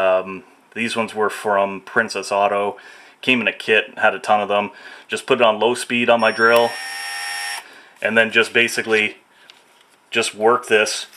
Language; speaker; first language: English; native; English